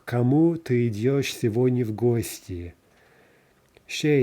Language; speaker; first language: Russian; non-native, fluent; English